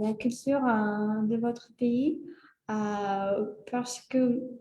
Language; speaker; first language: French; non-native, fluent; Russian